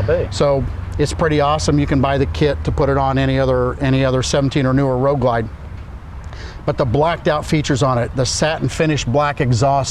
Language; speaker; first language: English; native; English